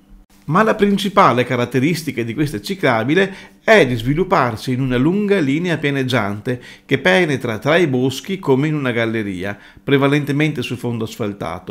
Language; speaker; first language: Italian; native; Italian